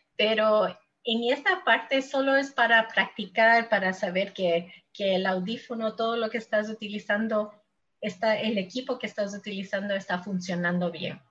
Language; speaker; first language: Spanish; non-native, fluent; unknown